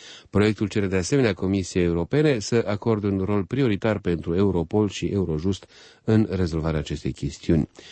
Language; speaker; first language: Romanian; native; Romanian